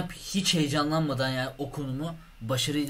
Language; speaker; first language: Turkish; native; Turkish